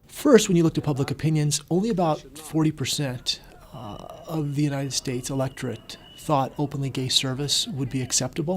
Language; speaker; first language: English; native; English